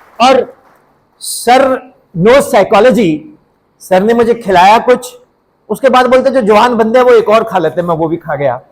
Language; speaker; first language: Hindi; non-native, local second language; Punjabi